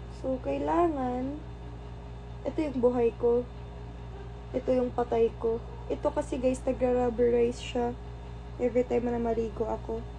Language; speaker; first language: Filipino; non-native, local second language; Cebuano